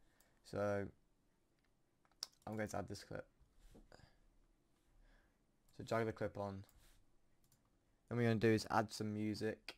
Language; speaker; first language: English; native; English